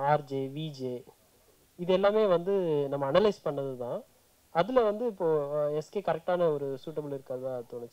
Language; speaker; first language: Tamil; native; Tamil